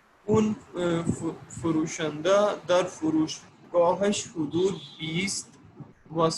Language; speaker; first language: Persian; non-native, learner; Urdu